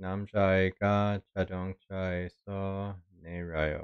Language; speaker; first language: Korean; non-native, learner; English